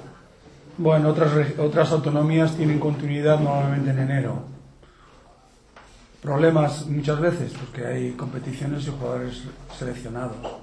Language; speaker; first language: Spanish; native; Spanish